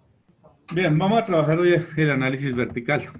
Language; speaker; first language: Spanish; native; Spanish